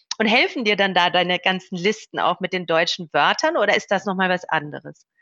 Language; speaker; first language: German; native; German